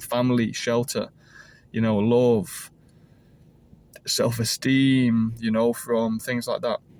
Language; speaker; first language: English; native; English